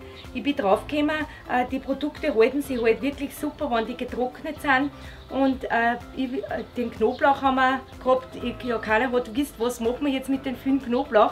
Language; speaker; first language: German; native; German